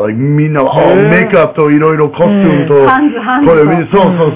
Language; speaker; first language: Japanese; non-native, learner; English